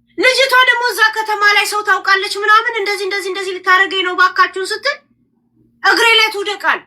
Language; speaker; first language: Amharic; native; Amharic